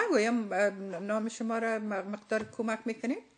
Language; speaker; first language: Persian; native; Persian